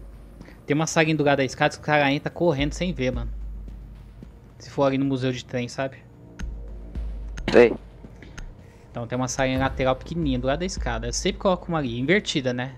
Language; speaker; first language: Portuguese; native; Portuguese